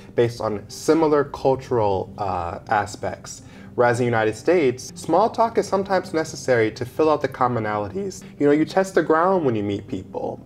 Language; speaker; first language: English; native; English